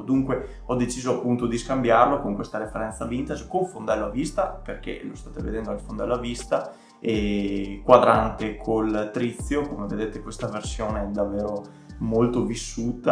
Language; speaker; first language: Italian; native; Italian